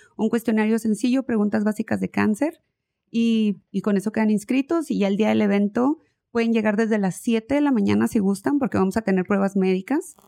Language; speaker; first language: Spanish; native; Spanish